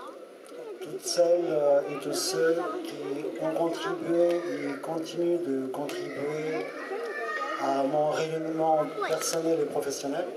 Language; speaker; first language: French; non-native, fluent; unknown